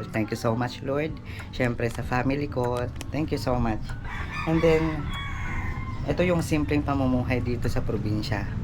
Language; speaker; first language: Filipino; non-native, local second language; Waray